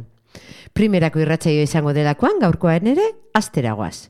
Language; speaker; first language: Basque; native; Basque